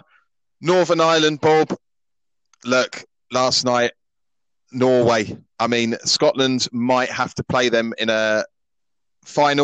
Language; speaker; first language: English; native; English